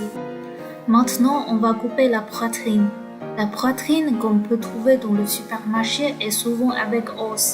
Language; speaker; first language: French; non-native, fluent; Chinese